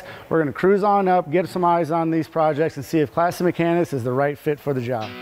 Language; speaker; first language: English; native; English